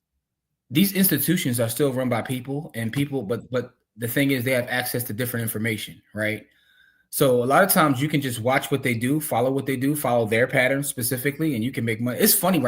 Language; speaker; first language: English; native; English